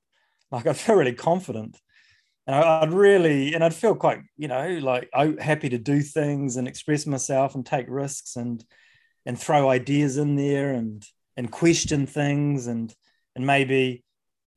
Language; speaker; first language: English; native; English